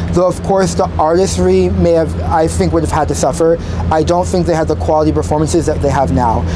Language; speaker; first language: English; native; English